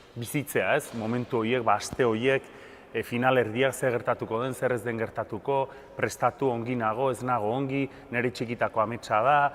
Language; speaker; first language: Basque; native; Basque